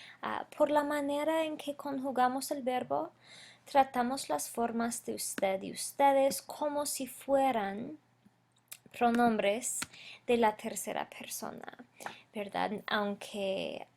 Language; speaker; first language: Spanish; non-native, fluent; English